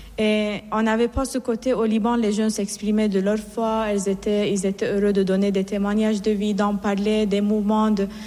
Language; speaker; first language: French; non-native, fluent; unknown